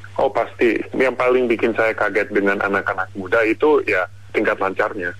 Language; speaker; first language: Indonesian; non-native, fluent; English